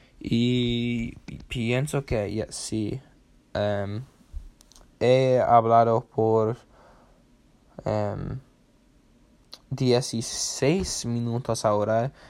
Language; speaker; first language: Spanish; non-native, learner; English